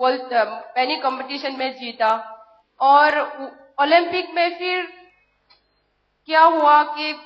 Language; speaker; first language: Hindi; non-native, local second language; Manipuri